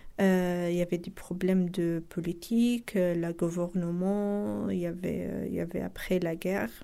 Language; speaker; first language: French; non-native, local second language; Arabic